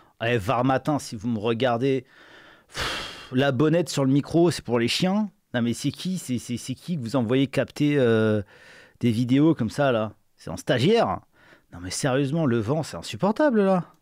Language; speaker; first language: French; native; French